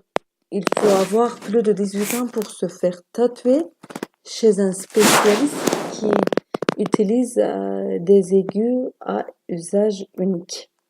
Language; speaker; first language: French; non-native, learner; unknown